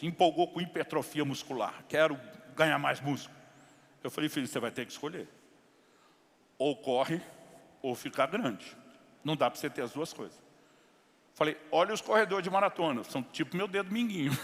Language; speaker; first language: Portuguese; native; Portuguese